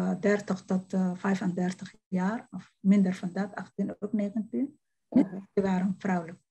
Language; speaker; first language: Dutch; non-native, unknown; Somali